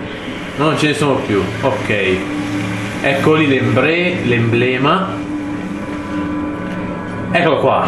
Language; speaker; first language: Italian; native; Italian